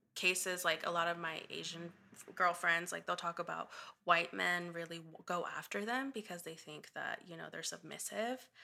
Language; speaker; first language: English; early bilingual, other home language; Spanish